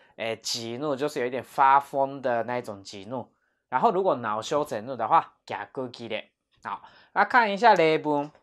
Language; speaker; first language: Chinese; non-native, fluent; Japanese